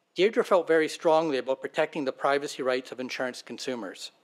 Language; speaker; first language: English; native; English